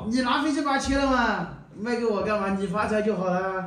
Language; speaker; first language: Chinese; native; Chinese